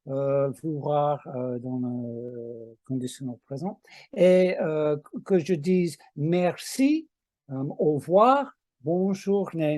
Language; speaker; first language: French; non-native, fluent; English